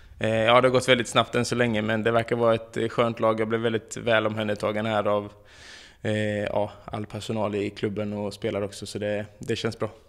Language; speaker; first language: Swedish; native; Swedish